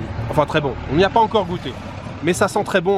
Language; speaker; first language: French; native; French